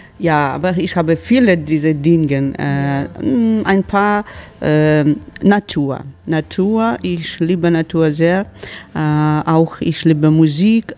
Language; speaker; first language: German; non-native, learner; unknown